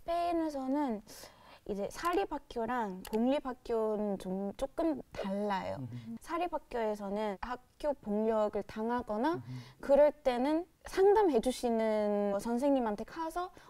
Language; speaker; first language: Korean; non-native, fluent; Spanish